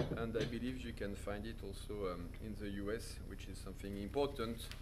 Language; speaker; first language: English; non-native, fluent; French